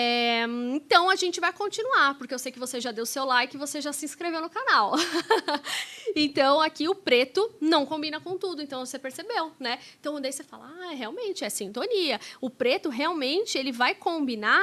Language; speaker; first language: Portuguese; native; Portuguese